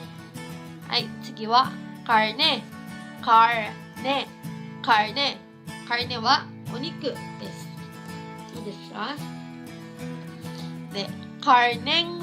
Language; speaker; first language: Japanese; non-native, fluent; Cebuano